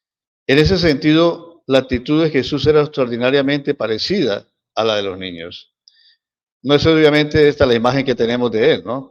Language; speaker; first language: Spanish; native; Spanish